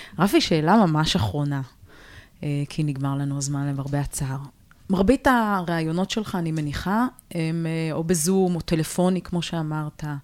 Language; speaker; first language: Hebrew; native; Hebrew